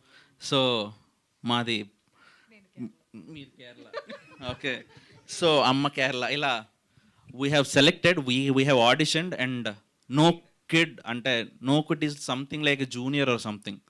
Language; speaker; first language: Telugu; native; Telugu